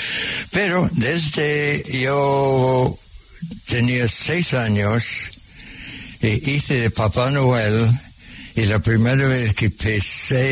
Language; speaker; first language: Spanish; non-native, fluent; English